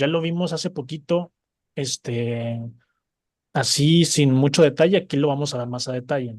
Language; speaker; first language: Spanish; native; Spanish